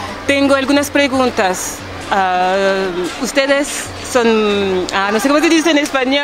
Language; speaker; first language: Spanish; non-native, learner; French